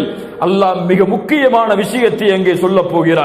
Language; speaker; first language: Tamil; native; Tamil